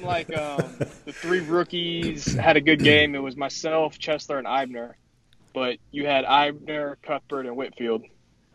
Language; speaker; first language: English; native; English